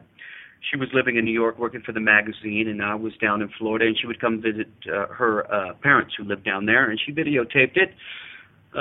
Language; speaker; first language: English; native; English